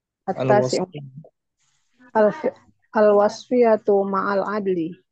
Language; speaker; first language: Arabic; non-native, learner; Indonesian